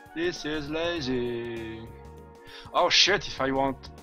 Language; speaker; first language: English; non-native, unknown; French